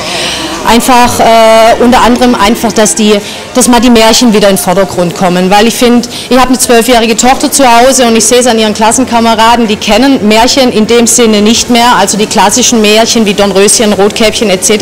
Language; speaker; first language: German; native; German